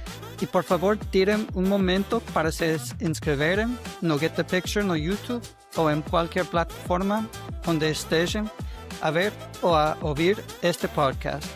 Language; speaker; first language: Portuguese; non-native, learner; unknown